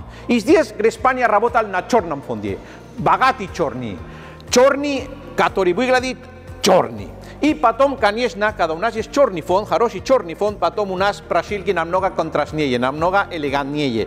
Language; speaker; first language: Russian; non-native, learner; Spanish